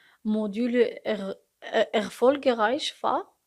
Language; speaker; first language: German; non-native, learner; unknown